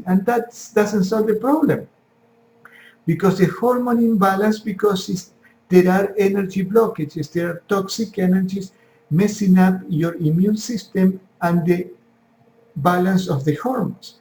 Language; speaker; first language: English; non-native, fluent; Spanish